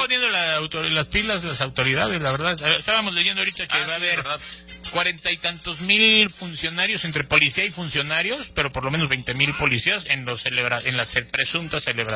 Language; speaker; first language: Spanish; native; Spanish